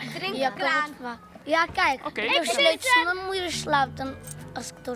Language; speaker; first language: Dutch; early bilingual, other home language; Arabic